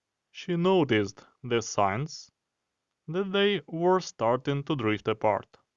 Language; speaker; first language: English; non-native, fluent; Ukrainian